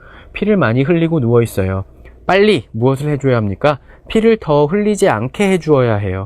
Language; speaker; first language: Korean; native; Korean